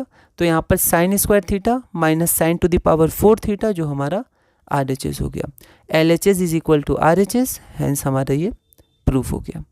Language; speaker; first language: Hindi; native; Hindi